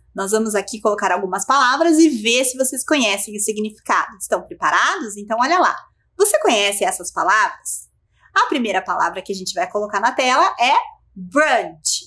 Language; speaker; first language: Portuguese; native; Portuguese